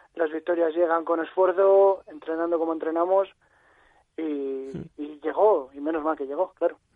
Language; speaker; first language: Spanish; native; Spanish